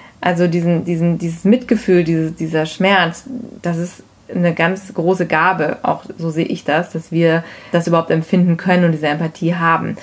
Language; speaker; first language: German; native; German